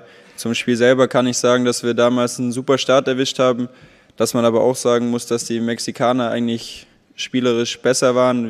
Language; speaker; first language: German; native; German